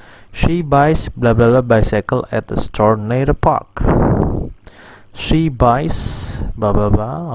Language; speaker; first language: English; non-native, fluent; Indonesian